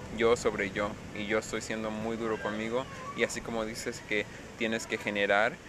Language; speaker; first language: Spanish; early bilingual, heritage; Spanish